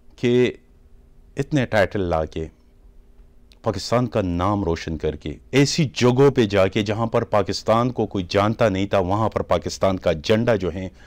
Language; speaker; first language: Urdu; native; Urdu